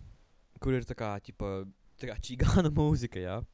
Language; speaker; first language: Latvian; native; Latvian